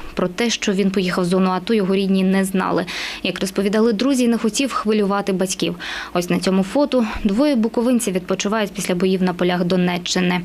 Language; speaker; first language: Ukrainian; native; Ukrainian